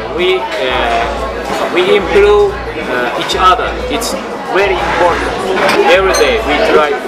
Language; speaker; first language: English; non-native, learner; Turkish